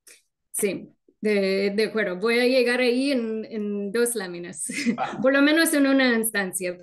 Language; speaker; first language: Spanish; non-native, fluent; English